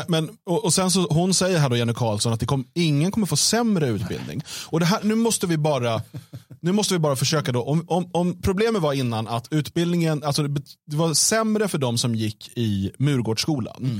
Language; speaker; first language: Swedish; native; Swedish